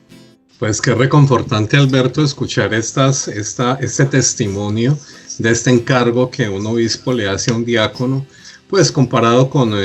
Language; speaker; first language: Spanish; native; Spanish